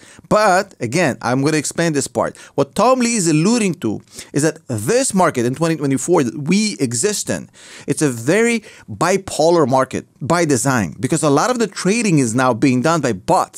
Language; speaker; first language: English; native; English